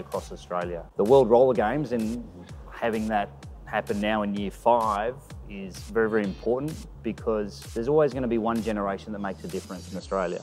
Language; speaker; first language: English; native; English